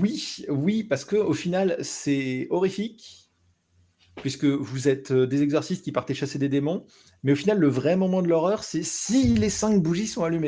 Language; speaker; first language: French; native; French